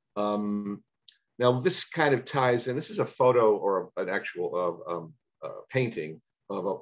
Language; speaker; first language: English; native; English